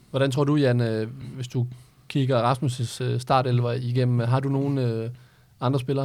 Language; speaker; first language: Danish; native; Danish